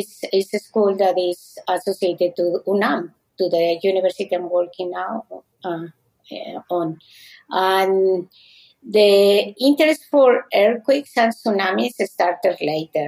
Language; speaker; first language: English; non-native, fluent; Spanish